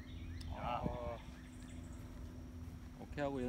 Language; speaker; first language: Korean; native; Korean